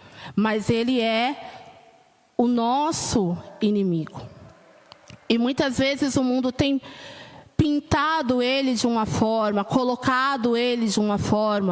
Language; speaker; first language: Portuguese; native; Portuguese